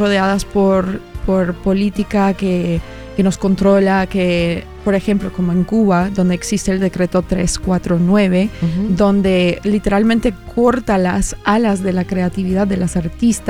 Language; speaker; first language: Spanish; early bilingual, heritage; Spanish